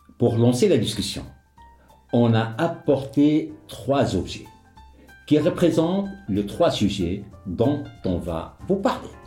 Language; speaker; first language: French; non-native, local second language; Arabic